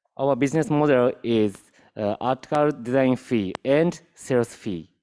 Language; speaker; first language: English; non-native, learner; Japanese